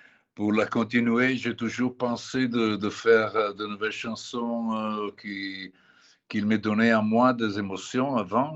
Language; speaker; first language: French; non-native, fluent; Italian